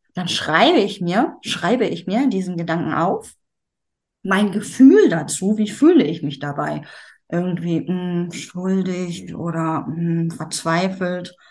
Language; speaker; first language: German; native; German